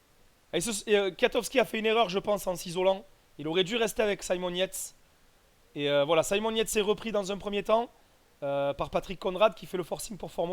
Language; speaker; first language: French; native; French